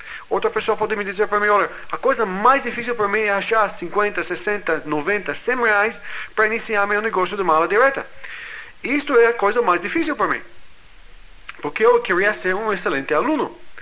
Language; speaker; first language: Portuguese; non-native, fluent; English